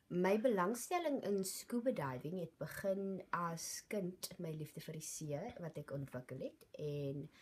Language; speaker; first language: Afrikaans; native; Afrikaans